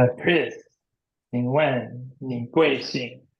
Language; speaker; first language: Chinese; non-native, learner; English